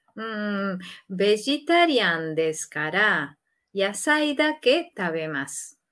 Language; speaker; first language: Japanese; non-native, learner; Spanish